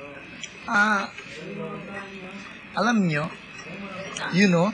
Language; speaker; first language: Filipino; non-native, local second language; Cebuano